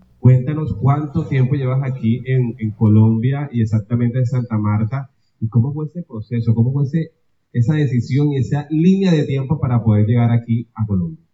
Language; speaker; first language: Spanish; native; Spanish